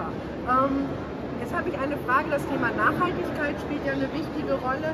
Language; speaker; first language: German; native; German